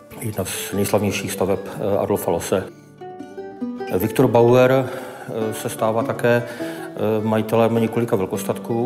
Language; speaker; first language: Czech; native; Czech